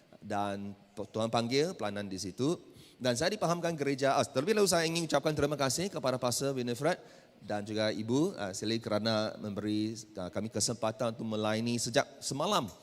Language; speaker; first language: Malay; non-native, local second language; Chinese